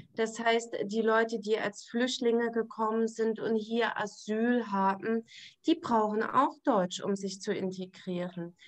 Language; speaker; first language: German; native; German